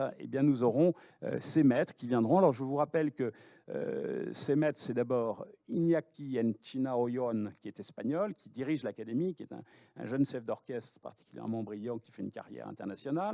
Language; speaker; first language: French; native; French